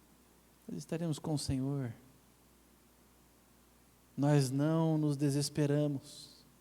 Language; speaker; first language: Portuguese; native; Portuguese